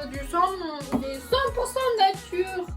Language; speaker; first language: French; non-native, learner; Chinese